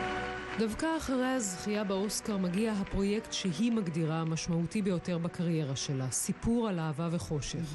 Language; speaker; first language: Hebrew; native; Hebrew